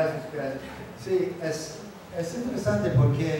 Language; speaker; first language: Spanish; non-native, fluent; English